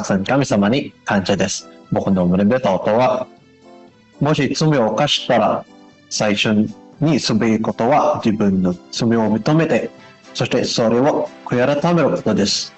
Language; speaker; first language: Japanese; non-native, learner; Filipino